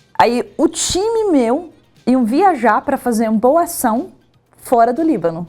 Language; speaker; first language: Portuguese; non-native, fluent; Arabic